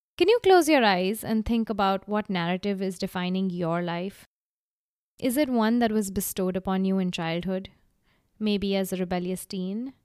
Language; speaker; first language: English; non-native, local second language; Gujarati